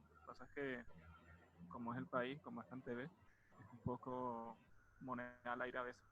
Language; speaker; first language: Spanish; native; Spanish